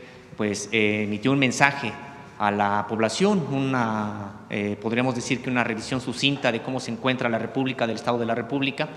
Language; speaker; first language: Spanish; native; Spanish